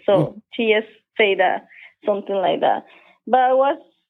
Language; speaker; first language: English; non-native, learner; Spanish